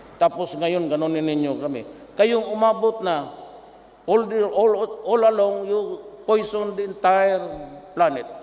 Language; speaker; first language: Filipino; non-native, local second language; Cebuano